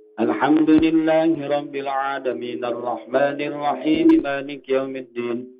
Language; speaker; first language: Arabic; non-native, fluent; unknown